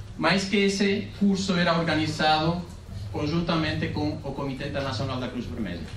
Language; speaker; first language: Portuguese; non-native, fluent; Spanish